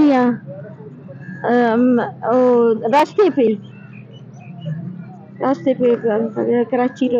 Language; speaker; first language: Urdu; non-native, local second language; Brahui